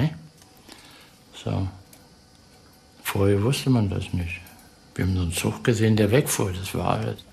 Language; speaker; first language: German; early bilingual, heritage; German